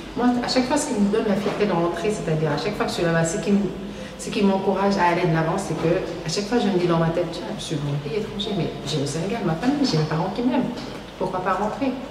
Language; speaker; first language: French; non-native, local second language; Wolof